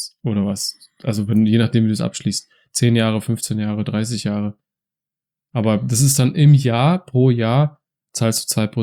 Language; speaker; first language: German; native; German